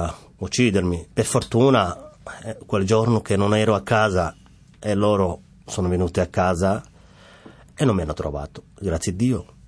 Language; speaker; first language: Italian; non-native, fluent; Somali